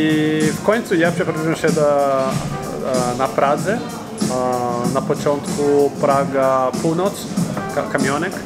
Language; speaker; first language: Polish; non-native, learner; Portuguese